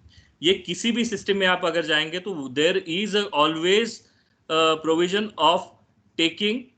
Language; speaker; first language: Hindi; non-native, local second language; Marathi